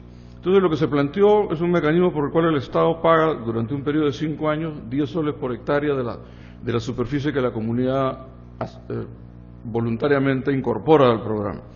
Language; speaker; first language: Spanish; native; Spanish